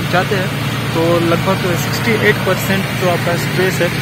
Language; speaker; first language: Hindi; non-native, local second language; Marathi